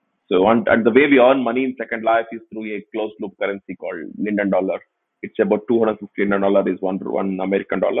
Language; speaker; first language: English; non-native, local second language; Kannada